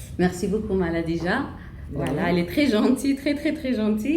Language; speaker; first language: French; non-native, learner; Arabic